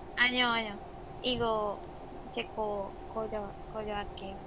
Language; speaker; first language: Korean; non-native, learner; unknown